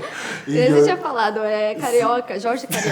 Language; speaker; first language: Portuguese; native; Portuguese